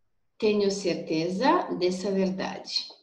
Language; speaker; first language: Portuguese; non-native, learner; Serbian